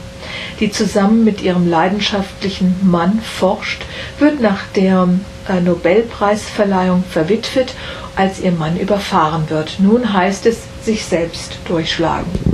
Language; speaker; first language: German; native; German